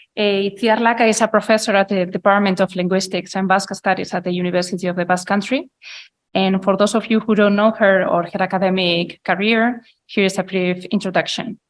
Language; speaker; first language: English; non-native, fluent; Basque